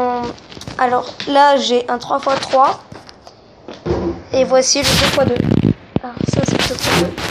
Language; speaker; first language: French; native; French